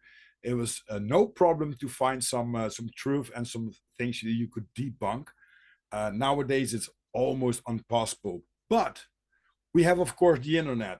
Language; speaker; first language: English; non-native, fluent; Dutch